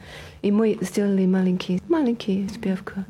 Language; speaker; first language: Russian; non-native, fluent; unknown